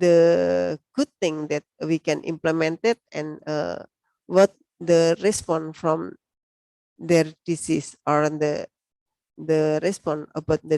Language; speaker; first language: English; non-native, learner; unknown